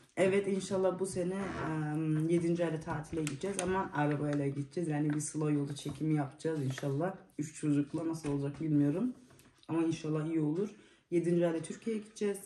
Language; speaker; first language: Turkish; early bilingual, heritage; Turkish